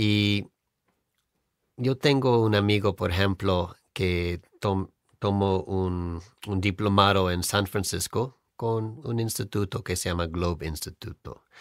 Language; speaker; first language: Spanish; non-native, fluent; English